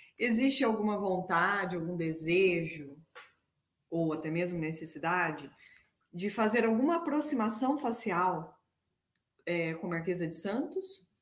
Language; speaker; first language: Portuguese; native; Portuguese